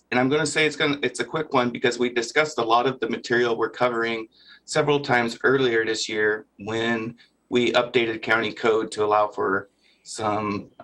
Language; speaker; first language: English; native; English